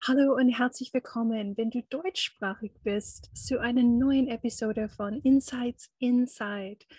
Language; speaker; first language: German; non-native, fluent; English